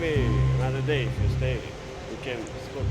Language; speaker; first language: English; non-native, learner; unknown